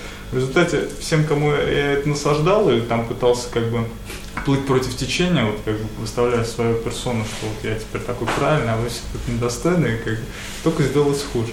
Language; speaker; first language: Russian; native; Russian